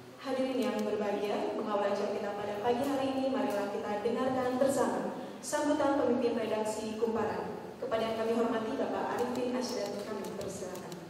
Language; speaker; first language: Indonesian; native; Indonesian